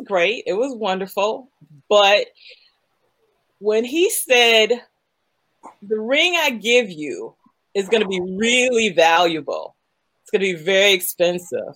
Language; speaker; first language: English; native; English